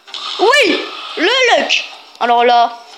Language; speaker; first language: French; native; French